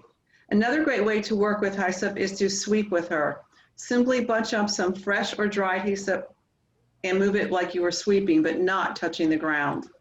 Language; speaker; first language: English; native; English